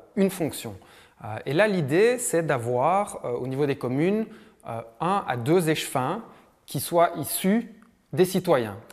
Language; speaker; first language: French; native; French